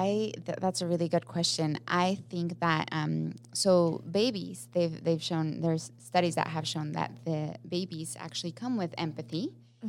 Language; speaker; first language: English; non-native, fluent; Spanish